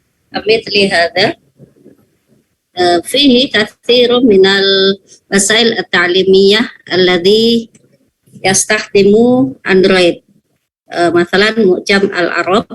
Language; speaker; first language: Arabic; non-native, fluent; Indonesian